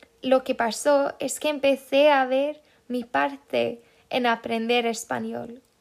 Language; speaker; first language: Spanish; non-native, fluent; Swedish